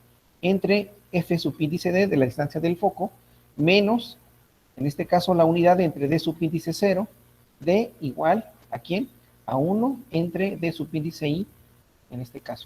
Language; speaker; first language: Spanish; native; Spanish